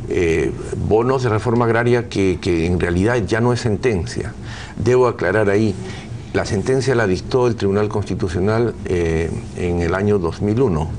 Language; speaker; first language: Spanish; native; Spanish